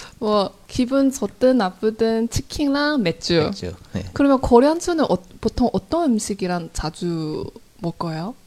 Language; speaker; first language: Korean; non-native, fluent; Chinese